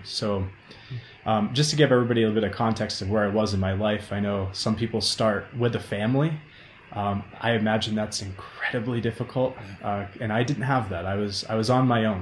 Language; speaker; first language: English; native; English